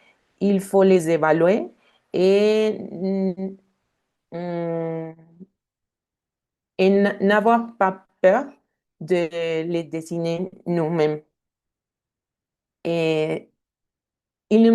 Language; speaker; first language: French; non-native, fluent; Spanish